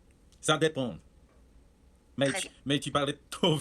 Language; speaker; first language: French; non-native, learner; Chinese